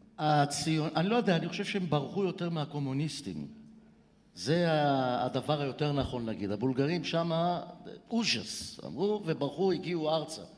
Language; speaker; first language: Hebrew; early bilingual, other home language; Bulgarian